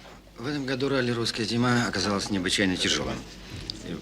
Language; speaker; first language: Russian; native; Russian